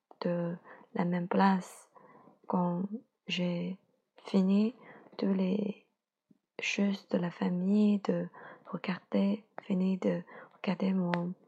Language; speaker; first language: French; non-native, learner; Chinese